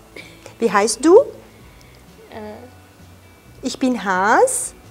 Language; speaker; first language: German; non-native, fluent; Armenian